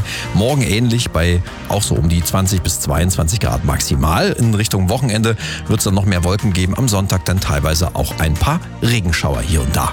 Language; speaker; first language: German; native; German